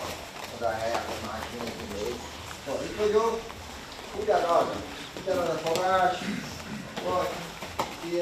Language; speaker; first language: Hungarian; non-native, learner; Portuguese